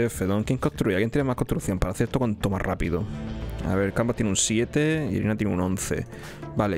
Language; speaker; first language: Spanish; native; Spanish